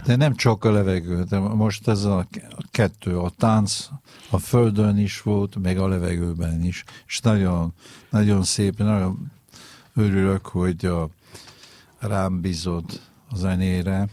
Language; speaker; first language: Hungarian; non-native, fluent; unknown